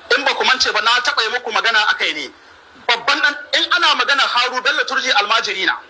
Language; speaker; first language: Hausa; native; Hausa